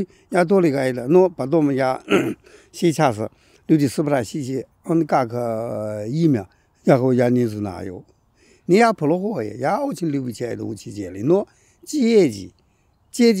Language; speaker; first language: Russian; non-native, learner; Chinese